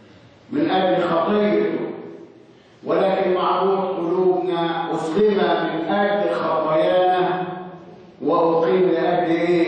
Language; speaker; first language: Arabic; native; Arabic